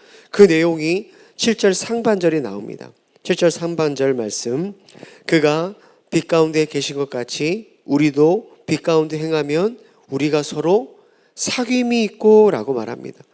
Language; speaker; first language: Korean; native; Korean